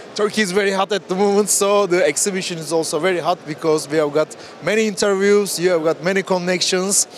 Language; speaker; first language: English; non-native, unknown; Turkish